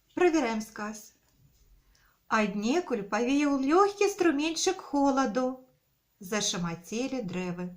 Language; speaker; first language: Belarusian; non-native, local second language; Russian